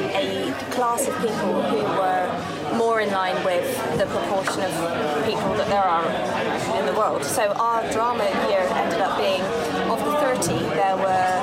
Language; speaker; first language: English; native; English